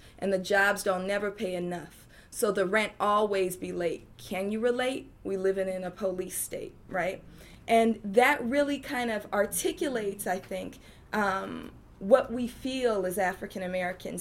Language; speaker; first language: English; native; English